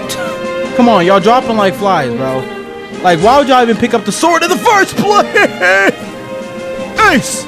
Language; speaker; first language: English; native; English